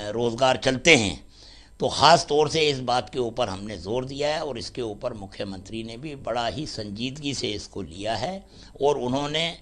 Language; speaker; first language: Hindi; native; Hindi